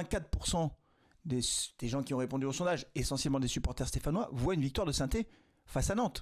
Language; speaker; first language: French; native; French